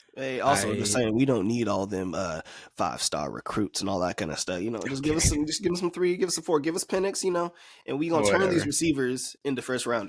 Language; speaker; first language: English; native; English